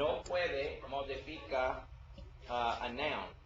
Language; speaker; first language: Spanish; non-native, learner; English